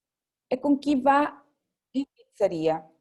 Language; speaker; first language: Italian; non-native, fluent; Spanish